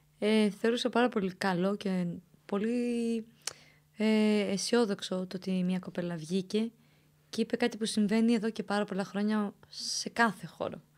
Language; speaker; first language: Greek; early bilingual, other home language; Romanian